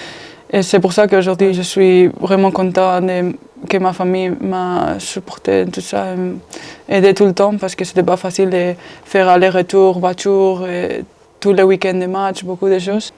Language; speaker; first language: French; non-native, fluent; Spanish